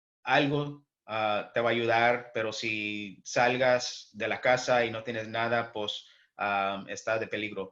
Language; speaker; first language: Spanish; early bilingual, heritage; English